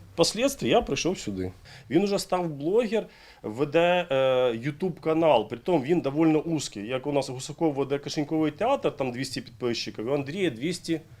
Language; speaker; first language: Ukrainian; native; Ukrainian